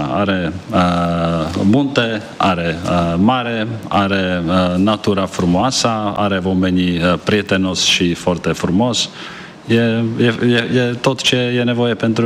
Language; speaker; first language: Romanian; non-native, fluent; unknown